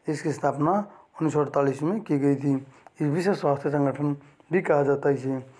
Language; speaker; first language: Hindi; native; Hindi